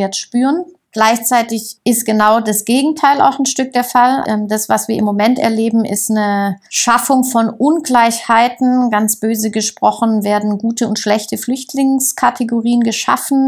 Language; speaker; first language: German; native; German